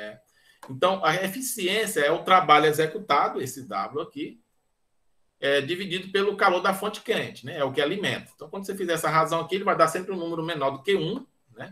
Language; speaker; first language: Portuguese; native; Portuguese